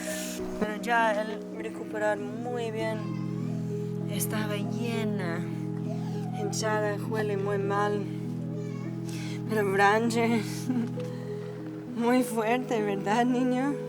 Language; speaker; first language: Spanish; non-native, learner; English